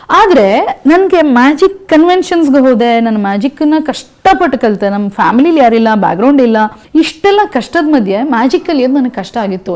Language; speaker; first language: Kannada; native; Kannada